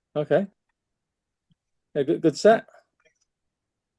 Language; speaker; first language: English; native; English